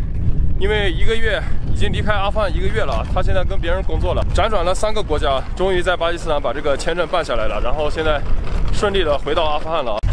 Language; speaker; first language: Chinese; native; Chinese